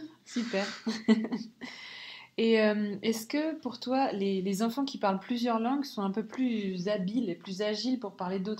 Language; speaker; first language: French; native; French